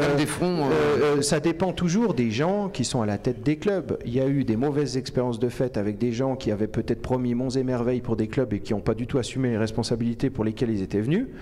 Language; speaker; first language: French; native; French